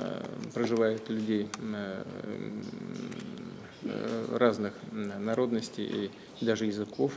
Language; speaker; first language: Russian; native; Russian